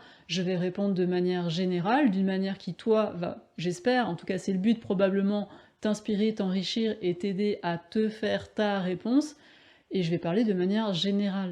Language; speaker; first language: French; native; French